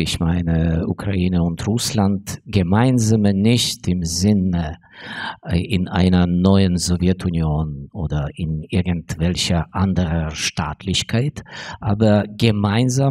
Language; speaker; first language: German; non-native, fluent; Ukrainian